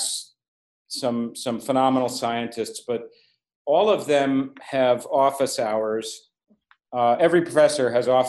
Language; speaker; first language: English; native; English